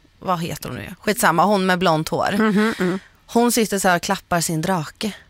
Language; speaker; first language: Swedish; native; Swedish